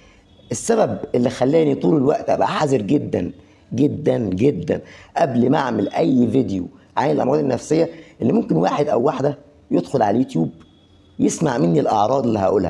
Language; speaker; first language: Arabic; native; Arabic